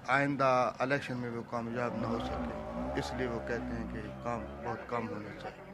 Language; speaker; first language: Urdu; non-native, local second language; Saraiki